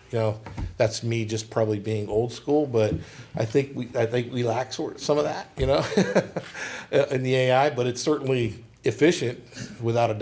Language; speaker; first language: English; native; English